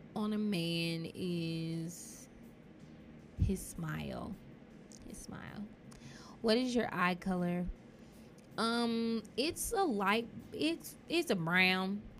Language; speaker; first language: English; native; English